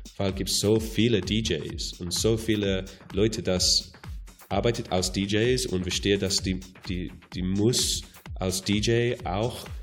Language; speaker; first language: German; non-native, learner; English